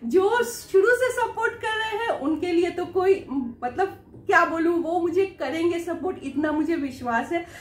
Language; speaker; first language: Hindi; non-native, local second language; Bangla